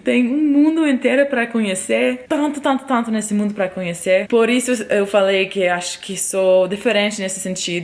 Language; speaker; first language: Portuguese; non-native, fluent; English